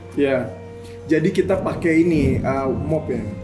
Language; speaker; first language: Indonesian; native; Indonesian